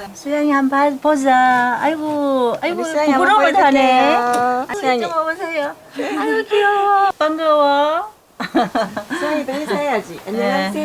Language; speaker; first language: Korean; native; Korean